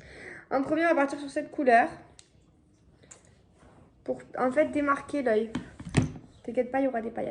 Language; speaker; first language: French; native; French